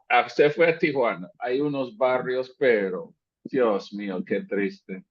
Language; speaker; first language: Spanish; non-native, fluent; English